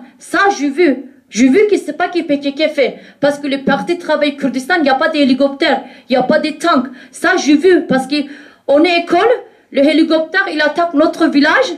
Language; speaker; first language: French; non-native, learner; Kurdish